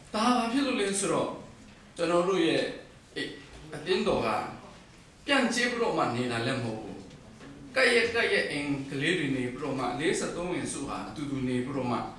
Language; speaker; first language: Burmese; non-native, local second language; Kachin